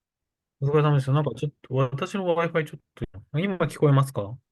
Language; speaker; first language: Japanese; native; Japanese